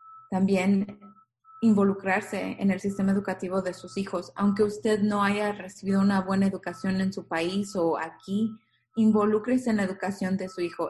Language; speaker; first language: Spanish; native; Spanish